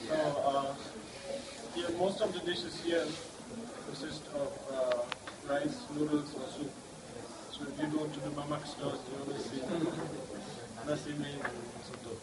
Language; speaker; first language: English; non-native, fluent; German